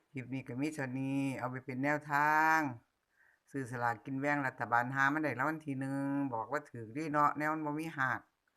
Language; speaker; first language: Thai; native; Thai